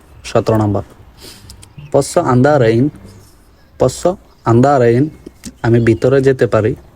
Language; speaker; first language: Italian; non-native, learner; Bangla